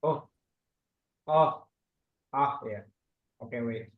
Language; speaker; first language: English; non-native, fluent; Indonesian